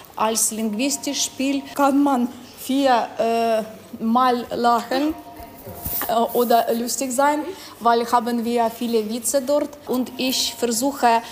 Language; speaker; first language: German; non-native, learner; Ukrainian